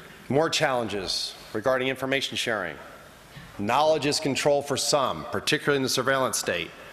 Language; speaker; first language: English; native; English